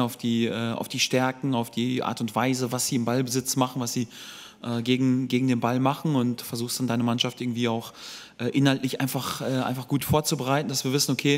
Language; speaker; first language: German; native; German